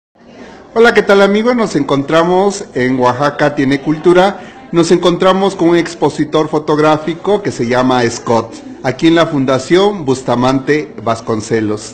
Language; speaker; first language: Spanish; native; Spanish